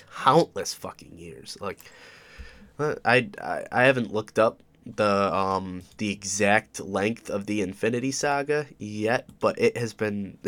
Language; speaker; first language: English; native; English